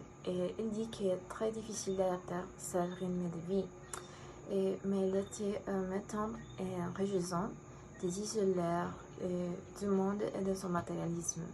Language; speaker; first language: French; non-native, learner; Spanish